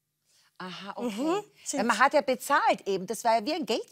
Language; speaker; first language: German; native; German